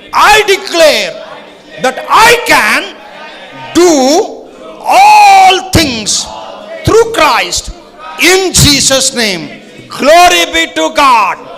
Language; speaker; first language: English; non-native, local second language; Telugu